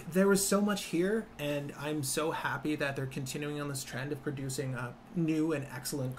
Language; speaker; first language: English; native; English